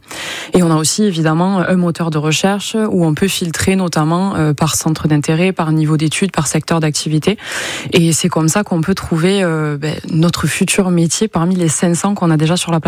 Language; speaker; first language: French; native; French